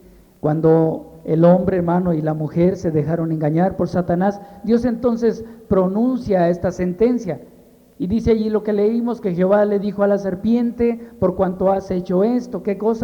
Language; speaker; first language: Spanish; native; Spanish